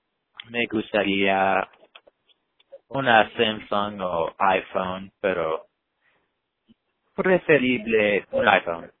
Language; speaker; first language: Spanish; non-native, learner; English